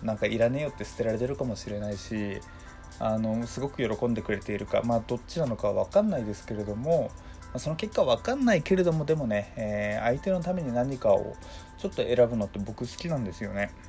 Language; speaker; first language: Japanese; native; Japanese